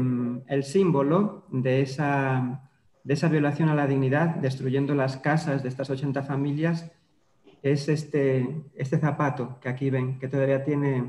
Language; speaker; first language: Spanish; native; Spanish